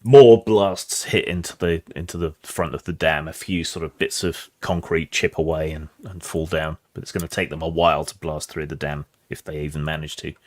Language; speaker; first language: English; native; English